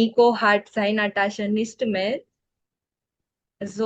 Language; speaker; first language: German; non-native, learner; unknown